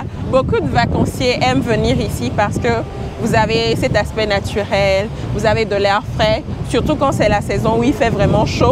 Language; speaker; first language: French; non-native, local second language; Ewe